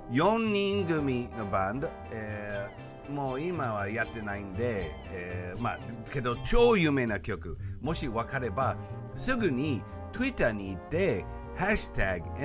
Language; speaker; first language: Japanese; non-native, fluent; English